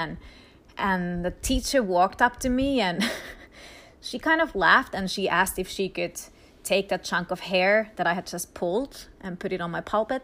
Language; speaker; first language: English; non-native, fluent; Finnish